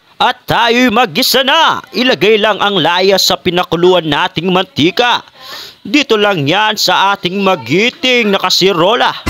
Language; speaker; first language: Filipino; non-native, local second language; Pampanga